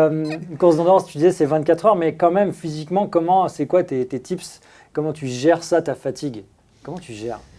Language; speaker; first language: French; native; French